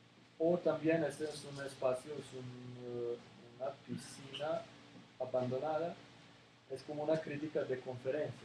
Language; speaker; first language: Spanish; non-native, learner; Serbian